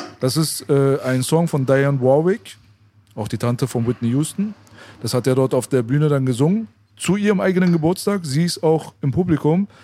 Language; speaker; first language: German; native; German